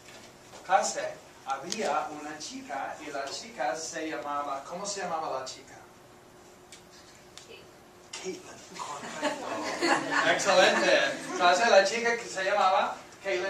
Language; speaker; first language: Spanish; non-native, fluent; English